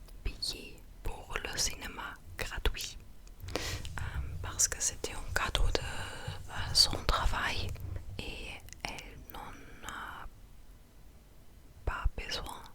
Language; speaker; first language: French; non-native, fluent; English